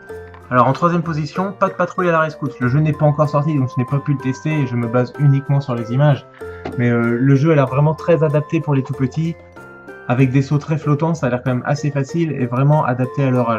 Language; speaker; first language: French; native; French